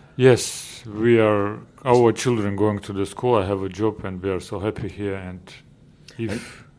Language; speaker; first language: English; non-native, learner; Georgian